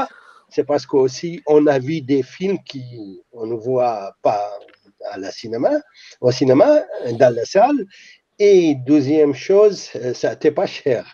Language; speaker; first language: French; non-native, fluent; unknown